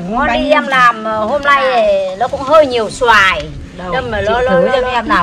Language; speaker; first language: Vietnamese; native; Vietnamese